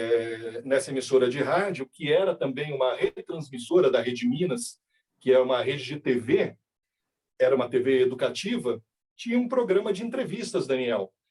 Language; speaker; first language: Portuguese; native; Portuguese